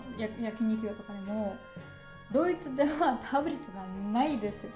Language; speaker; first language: Japanese; non-native, learner; German